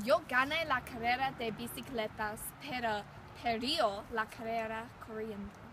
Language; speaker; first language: Spanish; non-native, learner; English